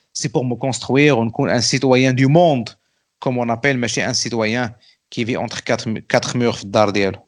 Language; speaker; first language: French; non-native, local second language; Arabic